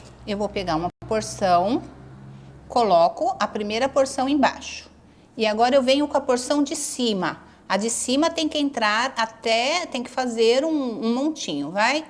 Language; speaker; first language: Portuguese; native; Portuguese